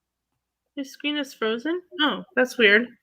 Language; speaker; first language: English; native; English